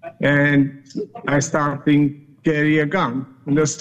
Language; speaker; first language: English; non-native, learner; Romanian